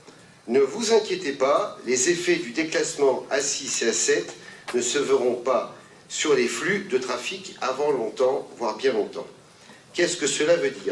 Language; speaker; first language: French; native; French